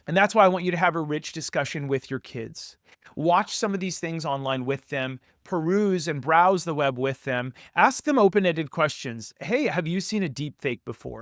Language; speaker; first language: English; native; English